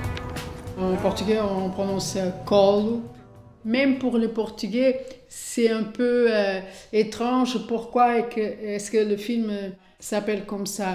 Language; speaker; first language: French; non-native, fluent; Portuguese